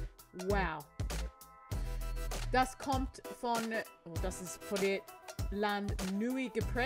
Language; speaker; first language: German; non-native, learner; English